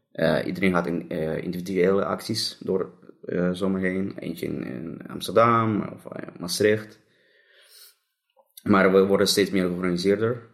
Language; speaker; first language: Dutch; non-native, fluent; Russian